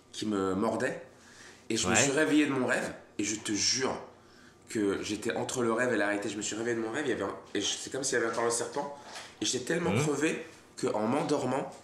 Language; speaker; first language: French; native; French